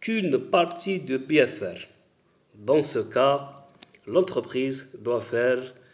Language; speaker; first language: French; non-native, local second language; Arabic